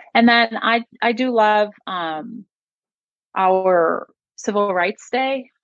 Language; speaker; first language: English; native; English